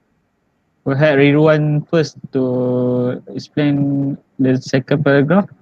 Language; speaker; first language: English; non-native, learner; Malay